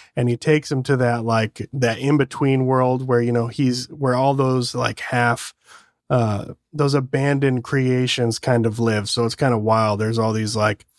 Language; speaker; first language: English; native; English